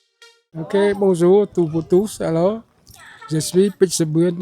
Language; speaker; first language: French; non-native, learner; Khmer